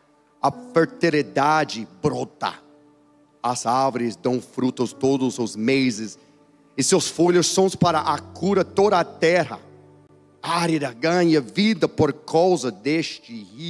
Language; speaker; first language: Portuguese; non-native, learner; English